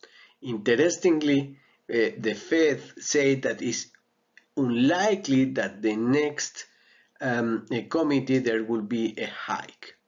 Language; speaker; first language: English; non-native, fluent; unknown